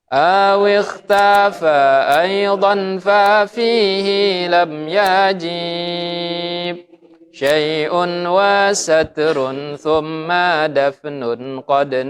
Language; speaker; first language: Arabic; non-native, fluent; Indonesian